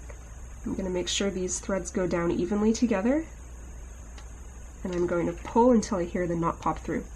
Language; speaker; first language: English; native; English